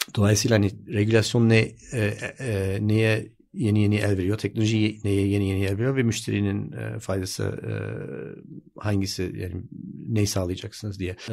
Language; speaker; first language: Turkish; early bilingual, heritage; Turkish